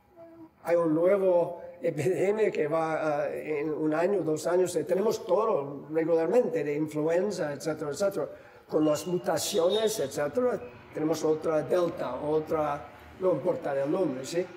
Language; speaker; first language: Spanish; non-native, fluent; English